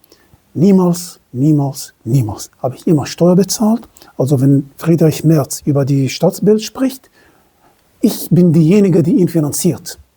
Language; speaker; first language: German; non-native, fluent; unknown